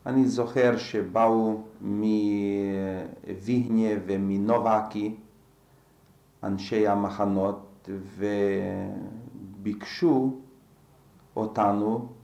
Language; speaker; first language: Hebrew; non-native, fluent; Slovak